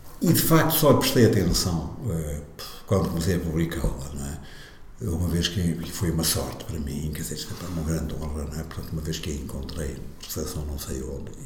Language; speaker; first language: Portuguese; native; Portuguese